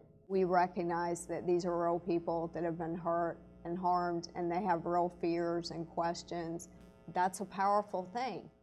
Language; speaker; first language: English; native; English